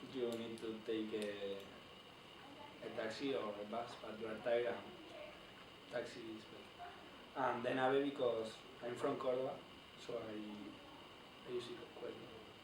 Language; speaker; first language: English; non-native, fluent; Spanish